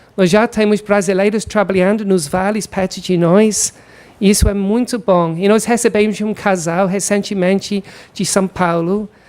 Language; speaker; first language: Portuguese; non-native, fluent; English